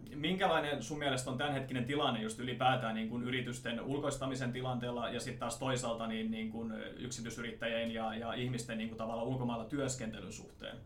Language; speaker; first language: Finnish; native; Finnish